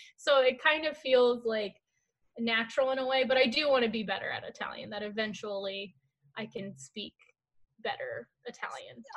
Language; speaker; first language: English; early bilingual, other home language; Korean